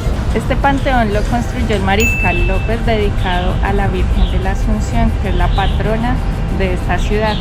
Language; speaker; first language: Spanish; native; Spanish